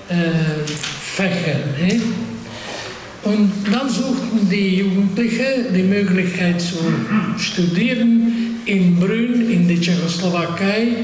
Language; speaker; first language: German; non-native, fluent; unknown